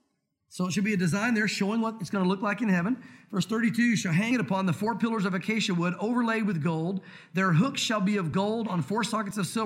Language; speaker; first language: English; native; English